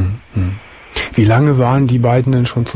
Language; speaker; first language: German; native; German